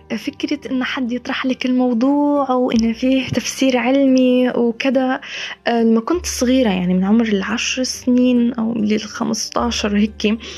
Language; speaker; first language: Arabic; native; Arabic